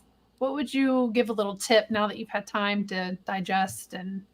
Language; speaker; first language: English; native; English